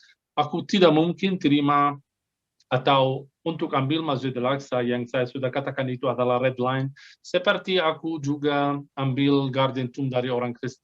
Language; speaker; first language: Indonesian; non-native, fluent; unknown